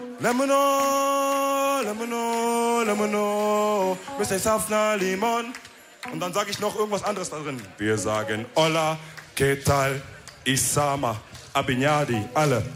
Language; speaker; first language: German; early bilingual, other home language; Wolof